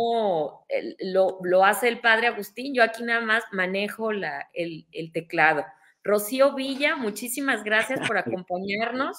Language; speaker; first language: Spanish; native; Spanish